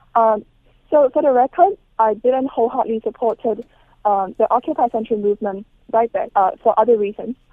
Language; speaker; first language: English; non-native, local second language; Cantonese